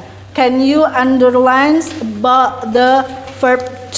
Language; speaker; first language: English; non-native, learner; Indonesian